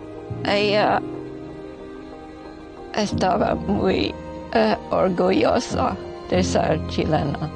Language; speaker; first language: Spanish; non-native, local second language; English